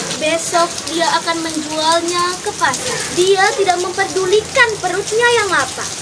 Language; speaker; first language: Indonesian; non-native, local second language; Balinese